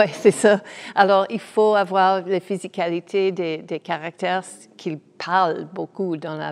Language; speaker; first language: French; non-native, fluent; English